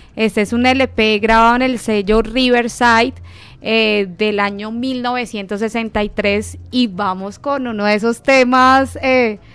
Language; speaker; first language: Spanish; native; Spanish